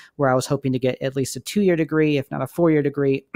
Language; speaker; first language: English; native; English